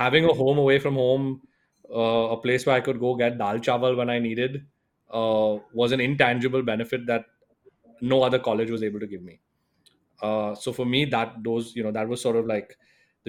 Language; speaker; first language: English; non-native, local second language; Hindi